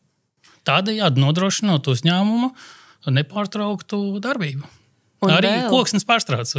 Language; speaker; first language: Latvian; native; Latvian